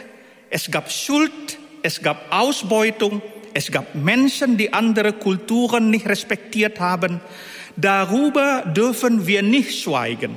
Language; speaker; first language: German; non-native, fluent; Indonesian